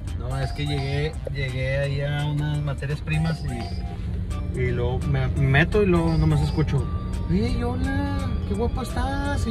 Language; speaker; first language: Spanish; native; Spanish